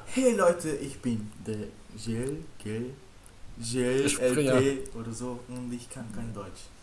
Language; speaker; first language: German; non-native, learner; Portuguese